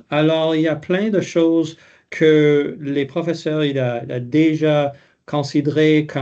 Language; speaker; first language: French; non-native, local second language; English